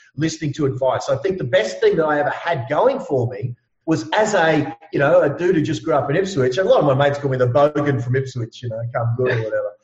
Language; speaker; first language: English; native; English